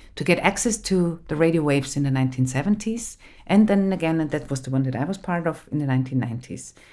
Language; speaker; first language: English; non-native, fluent; German